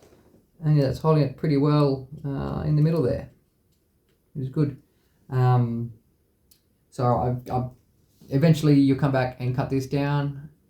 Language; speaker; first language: English; native; English